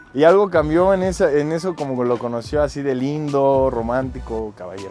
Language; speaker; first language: Spanish; native; Spanish